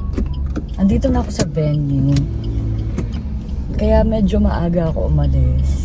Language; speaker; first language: Filipino; native; Filipino